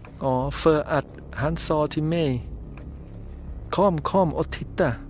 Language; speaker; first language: Swedish; non-native, fluent; Thai